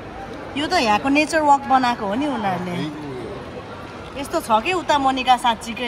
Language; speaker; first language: English; non-native, learner; Nepali